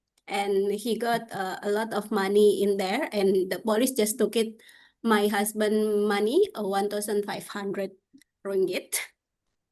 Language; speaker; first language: English; non-native, learner; Indonesian